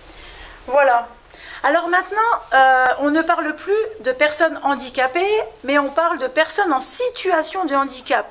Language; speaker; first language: French; native; French